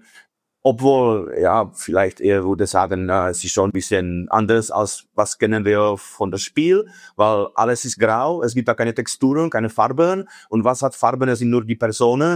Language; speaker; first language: German; non-native, fluent; Czech